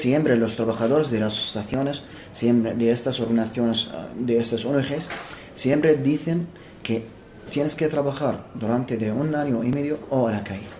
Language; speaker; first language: Spanish; non-native, fluent; Arabic